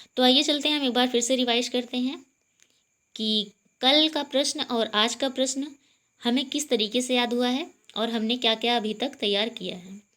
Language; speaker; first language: Hindi; native; Hindi